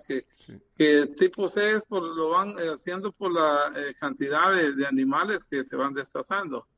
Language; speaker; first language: Spanish; native; Spanish